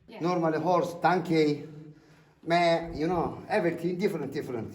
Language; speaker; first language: English; non-native, learner; Turkish